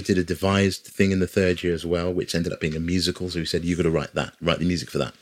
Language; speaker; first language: English; native; English